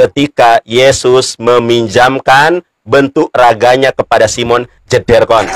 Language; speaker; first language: Indonesian; native; Indonesian